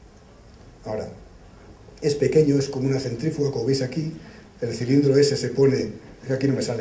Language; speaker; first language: Spanish; native; Spanish